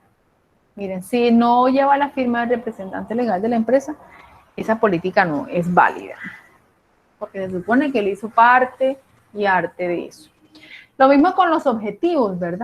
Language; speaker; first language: Spanish; native; Spanish